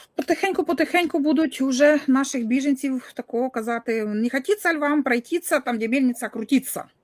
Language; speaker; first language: Ukrainian; non-native, local second language; Russian